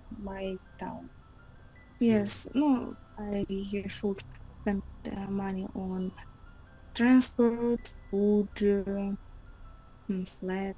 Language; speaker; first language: English; non-native, learner; Russian